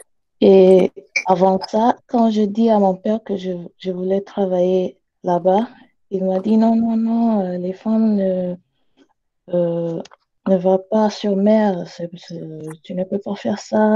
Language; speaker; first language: French; non-native, learner; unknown